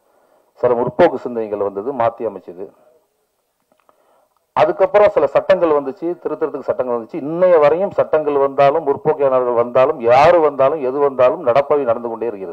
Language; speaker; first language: Tamil; native; Tamil